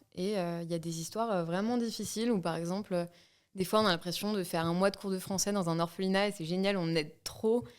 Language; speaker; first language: French; native; French